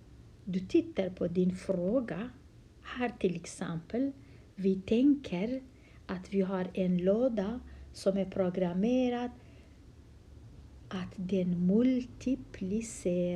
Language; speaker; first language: Swedish; non-native, fluent; Central Kurdish